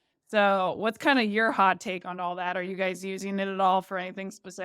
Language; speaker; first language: English; native; English